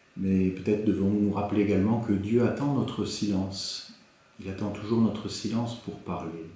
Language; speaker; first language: French; native; French